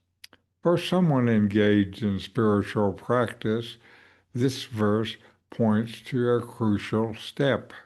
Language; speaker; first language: English; native; English